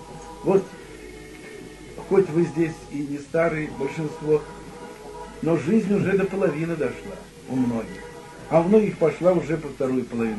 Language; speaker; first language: Russian; native; Russian